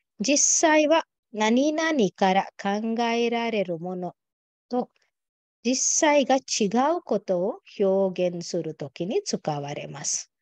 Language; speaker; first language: Japanese; non-native, fluent; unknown